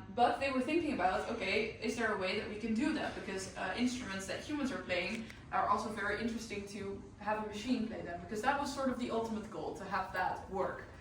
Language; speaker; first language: English; non-native, fluent; Dutch